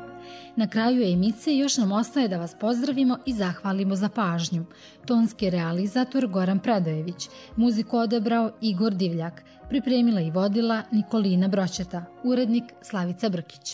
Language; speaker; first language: Serbian; native; Serbian